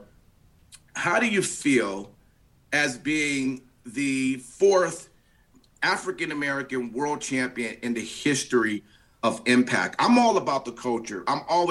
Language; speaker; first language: English; native; English